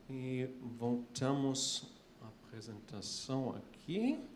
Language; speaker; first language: Portuguese; non-native, fluent; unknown